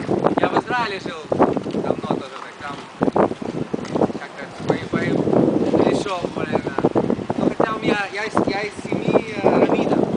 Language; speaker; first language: Russian; early bilingual, heritage; Russian